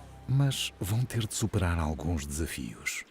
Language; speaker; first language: Portuguese; native; Portuguese